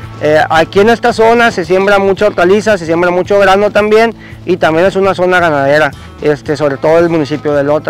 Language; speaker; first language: Spanish; native; Spanish